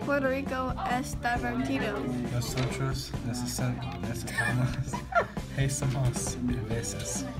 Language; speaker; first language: Spanish; non-native, learner; English